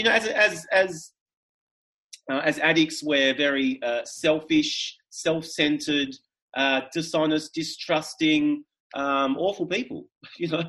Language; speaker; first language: English; native; English